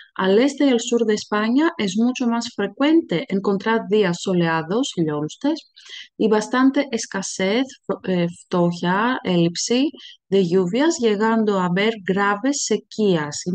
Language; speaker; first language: Spanish; non-native, fluent; Greek